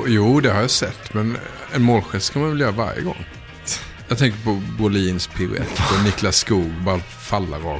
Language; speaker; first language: Swedish; native; Swedish